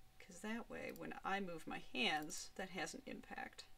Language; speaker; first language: English; native; English